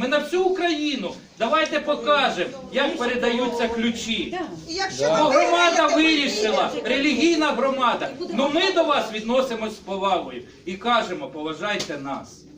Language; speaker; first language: Ukrainian; native; Ukrainian